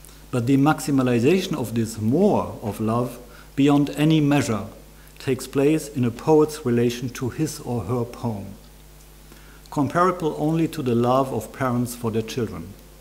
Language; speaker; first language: English; non-native, fluent; German